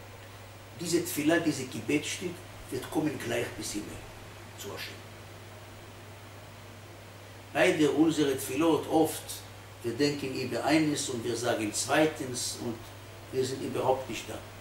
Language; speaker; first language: German; non-native, fluent; Hebrew